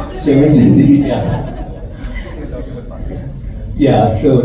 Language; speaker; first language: Telugu; non-native, learner; Tamil